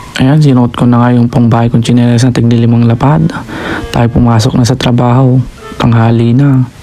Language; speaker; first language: Filipino; native; Filipino